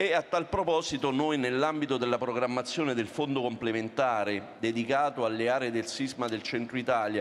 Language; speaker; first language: Italian; native; Italian